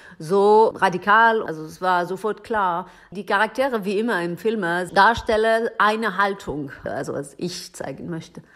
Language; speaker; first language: German; non-native, learner; Persian